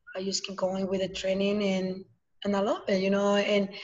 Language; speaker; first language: English; non-native, learner; Spanish